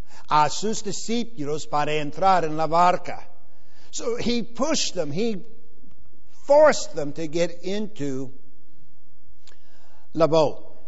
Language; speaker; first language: Spanish; non-native, fluent; English